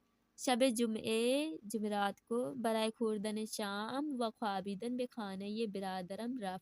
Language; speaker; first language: Persian; non-native, fluent; Urdu